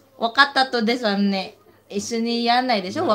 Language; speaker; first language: Japanese; non-native, learner; Filipino